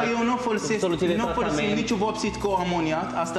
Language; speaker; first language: Romanian; non-native, learner; Arabic